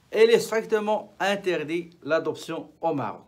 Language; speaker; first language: French; non-native, local second language; Arabic